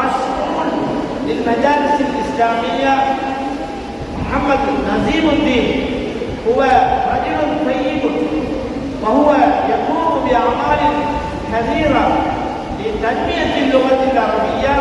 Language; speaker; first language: Arabic; non-native, learner; Tamil